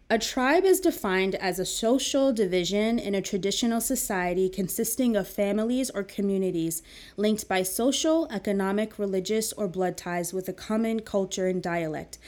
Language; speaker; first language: English; early bilingual, other home language; Akan